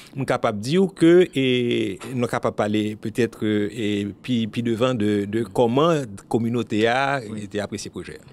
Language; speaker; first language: French; non-native, local second language; Haitian Creole